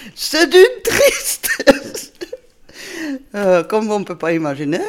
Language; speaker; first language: French; non-native, fluent; Finnish